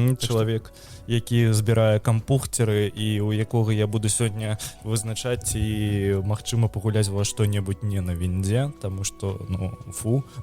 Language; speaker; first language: Belarusian; native; Belarusian